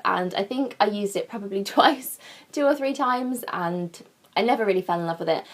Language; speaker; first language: English; native; English